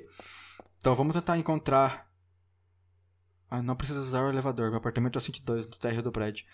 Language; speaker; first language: Portuguese; native; Portuguese